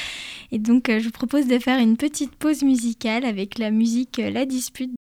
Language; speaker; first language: French; native; French